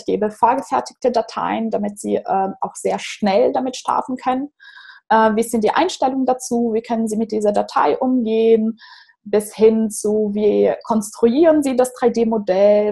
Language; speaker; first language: German; non-native, fluent; Portuguese